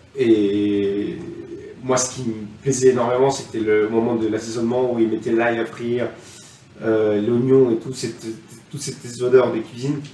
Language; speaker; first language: French; non-native, fluent; Spanish